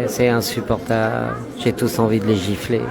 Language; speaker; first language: French; native; French